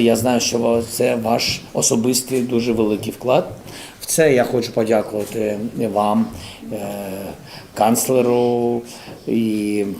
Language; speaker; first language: Ukrainian; non-native, local second language; Russian